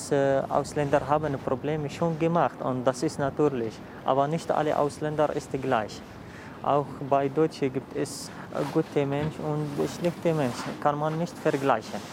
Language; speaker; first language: German; non-native, learner; Arabic